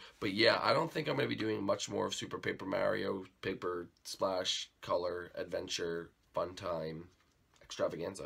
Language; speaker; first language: English; native; English